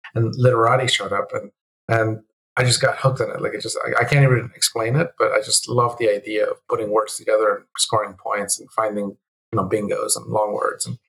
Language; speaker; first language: English; early bilingual, other home language; Spanish